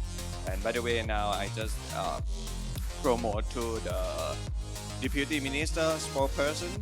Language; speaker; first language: English; non-native, learner; Thai